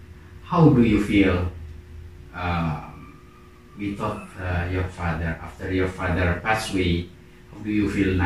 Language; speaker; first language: English; non-native, learner; Indonesian